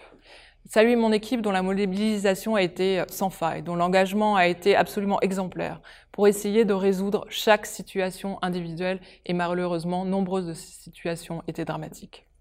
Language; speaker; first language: French; native; French